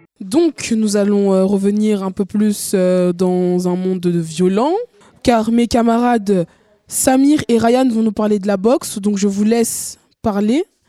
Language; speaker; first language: French; native; French